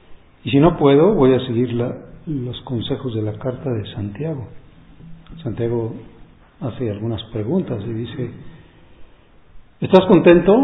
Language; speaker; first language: Spanish; native; Spanish